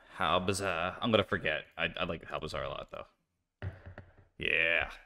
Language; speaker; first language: English; native; English